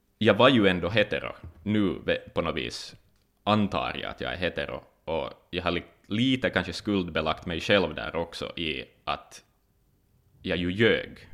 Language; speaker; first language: Swedish; native; Swedish